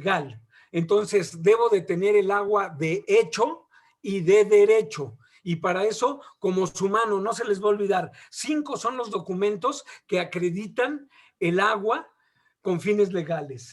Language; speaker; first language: Spanish; native; Spanish